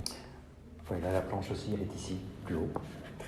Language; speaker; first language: French; native; French